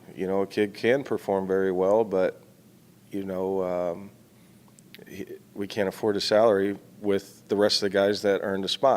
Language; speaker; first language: English; native; English